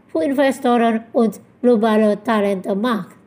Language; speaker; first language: German; non-native, fluent; Indonesian